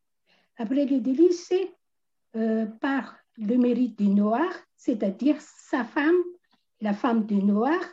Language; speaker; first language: French; non-native, local second language; Malagasy